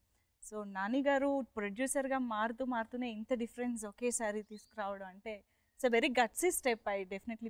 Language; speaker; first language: Telugu; native; Telugu